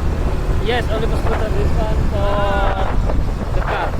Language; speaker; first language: English; non-native, learner; Indonesian